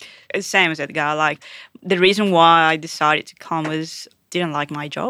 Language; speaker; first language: English; non-native, fluent; Spanish